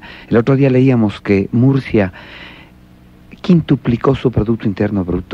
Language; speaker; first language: Spanish; native; Spanish